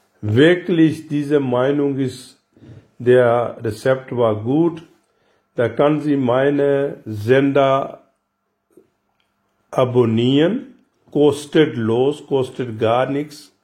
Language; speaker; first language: German; non-native, learner; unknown